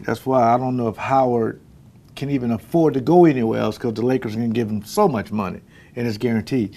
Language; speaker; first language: English; native; English